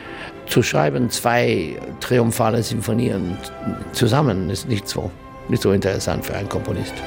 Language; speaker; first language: German; non-native, learner; English